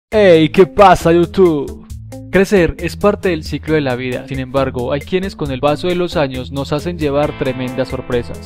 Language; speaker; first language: Spanish; native; Spanish